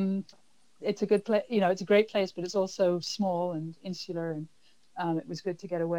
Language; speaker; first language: English; native; English